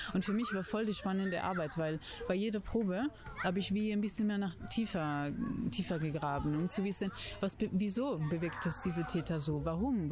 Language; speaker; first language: German; non-native, fluent; Italian